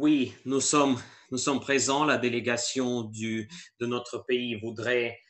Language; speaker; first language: French; non-native, fluent; Russian